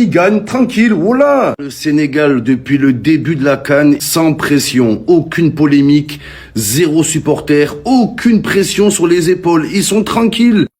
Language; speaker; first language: French; native; French